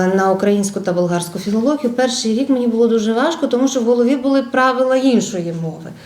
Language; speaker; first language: Ukrainian; non-native, local second language; Bulgarian